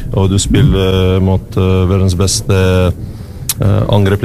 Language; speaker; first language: Norwegian; non-native, learner; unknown